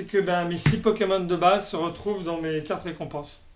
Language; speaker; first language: French; native; French